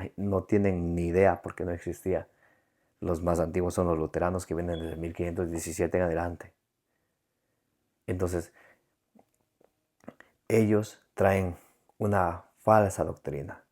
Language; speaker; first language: Spanish; native; Spanish